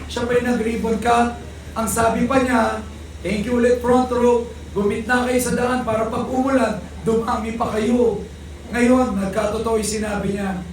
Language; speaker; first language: Filipino; native; Filipino